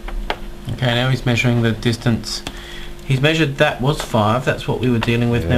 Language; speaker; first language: English; native; English